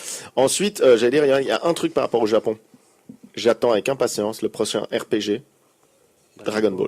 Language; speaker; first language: French; native; French